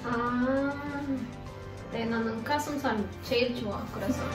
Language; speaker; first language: Korean; non-native, learner; Spanish